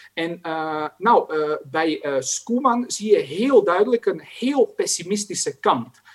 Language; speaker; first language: Dutch; non-native, fluent; Croatian